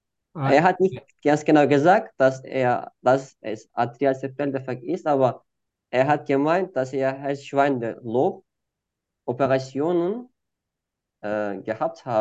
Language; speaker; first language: German; non-native, fluent; Turkish